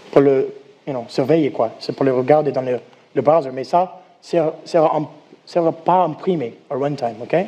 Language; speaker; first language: French; non-native, learner; English